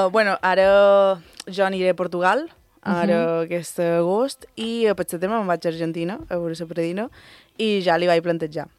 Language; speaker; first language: Catalan; early bilingual, other home language; Spanish